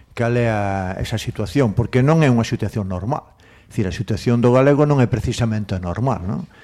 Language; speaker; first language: Galician; non-native, local second language; Spanish